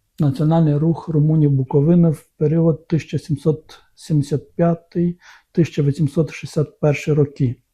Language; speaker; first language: Ukrainian; non-native, local second language; Romanian